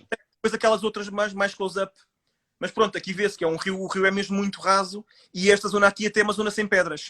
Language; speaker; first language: Portuguese; native; Portuguese